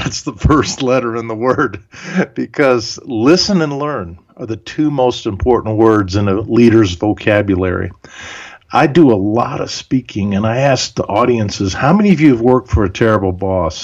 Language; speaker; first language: English; early bilingual, other home language; German